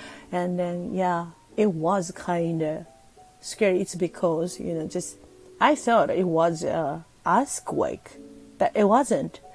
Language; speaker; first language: English; non-native, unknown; Japanese